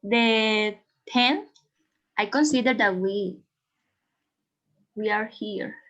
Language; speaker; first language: English; non-native, learner; Spanish